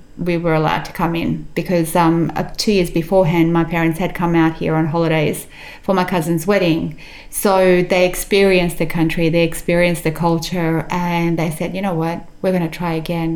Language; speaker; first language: English; early bilingual, other home language; Macedonian